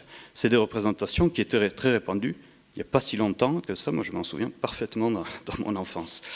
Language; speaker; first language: French; native; French